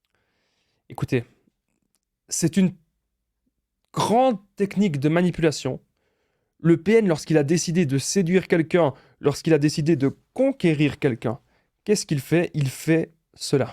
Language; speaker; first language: French; native; French